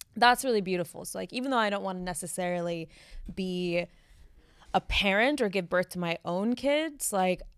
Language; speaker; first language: English; native; English